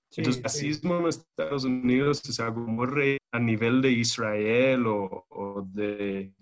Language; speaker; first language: Spanish; non-native, fluent; English